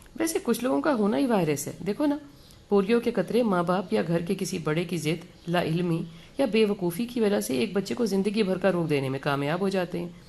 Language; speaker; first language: Urdu; native; Urdu